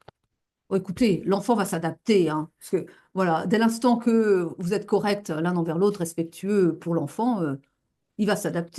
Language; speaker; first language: French; native; French